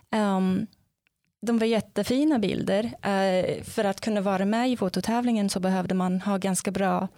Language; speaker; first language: Swedish; non-native, fluent; English